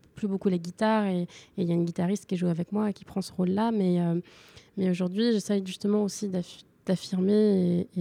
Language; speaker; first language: French; native; French